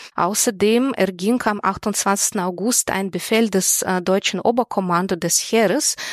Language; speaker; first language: German; non-native, fluent; Russian